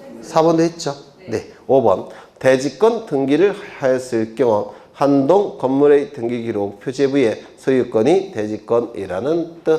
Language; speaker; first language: Korean; native; Korean